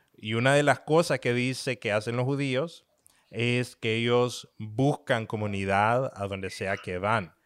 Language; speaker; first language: Spanish; native; Spanish